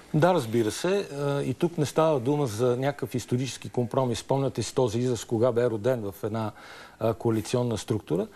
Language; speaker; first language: Bulgarian; native; Bulgarian